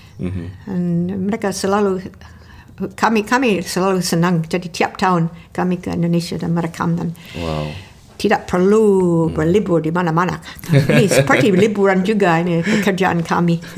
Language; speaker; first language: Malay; non-native, fluent; English